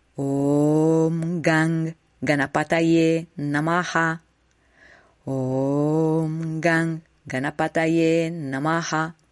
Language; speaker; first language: Spanish; non-native, fluent; Italian